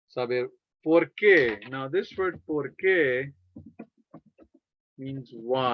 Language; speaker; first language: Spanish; non-native, fluent; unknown